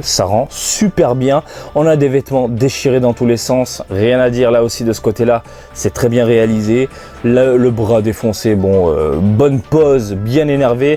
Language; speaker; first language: French; native; French